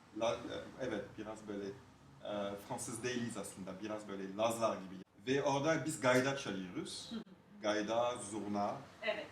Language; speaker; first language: Turkish; non-native, fluent; French